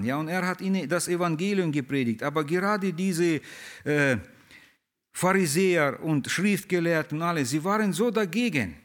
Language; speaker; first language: German; early bilingual, heritage; German